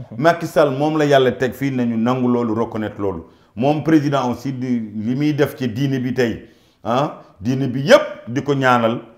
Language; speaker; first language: Wolof; non-native, local second language; Fula